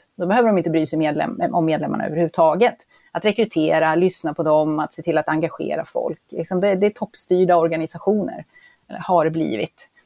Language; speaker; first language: Swedish; native; Swedish